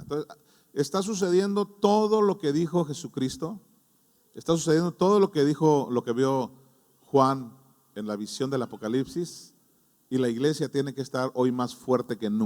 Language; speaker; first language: Spanish; native; Spanish